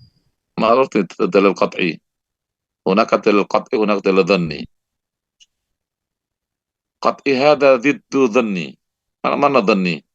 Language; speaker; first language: Arabic; non-native, fluent; Indonesian